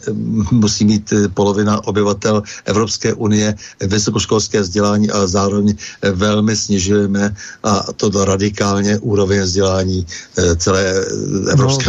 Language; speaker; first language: Czech; native; Czech